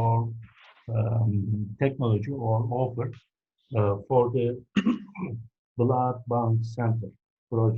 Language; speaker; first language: English; non-native, fluent; Turkish